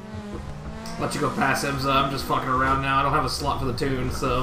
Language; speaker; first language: English; native; English